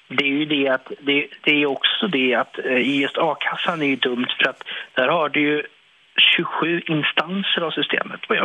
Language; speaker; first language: Swedish; native; Swedish